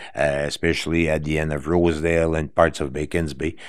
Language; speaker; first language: English; non-native, fluent; French